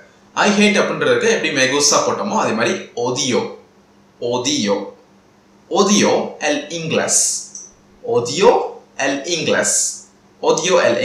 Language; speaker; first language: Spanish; non-native, fluent; Tamil